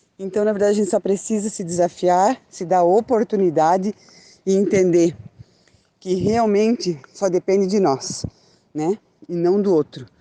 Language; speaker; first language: Portuguese; native; Portuguese